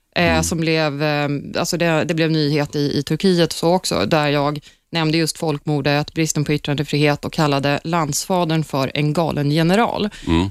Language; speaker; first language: Swedish; early bilingual, other home language; Turkish